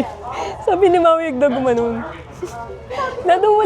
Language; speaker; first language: Filipino; early bilingual, heritage; Filipino